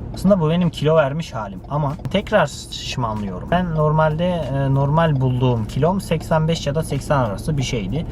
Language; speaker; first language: Turkish; early bilingual, heritage; Turkish